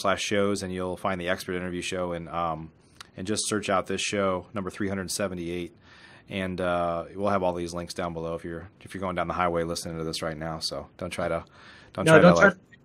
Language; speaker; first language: English; native; English